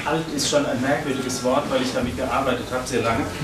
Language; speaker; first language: German; native; German